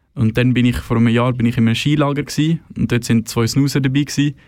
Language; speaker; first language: German; non-native, fluent; Swedish